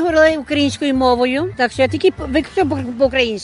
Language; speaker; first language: Ukrainian; early bilingual, heritage; Ukrainian